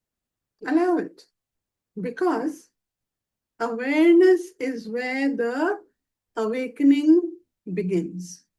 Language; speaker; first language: English; non-native, local second language; Hindi